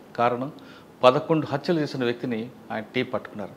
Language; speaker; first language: Telugu; native; Telugu